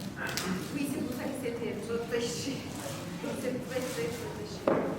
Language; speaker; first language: French; non-native, fluent; Spanish